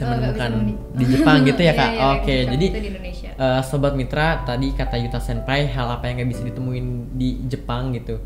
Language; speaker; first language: Indonesian; native; Indonesian